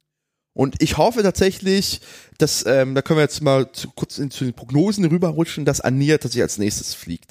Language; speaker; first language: German; native; German